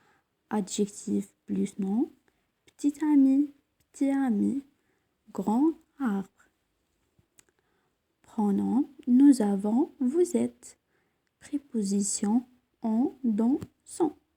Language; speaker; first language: French; non-native, local second language; Arabic